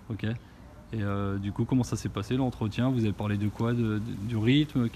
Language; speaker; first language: French; native; French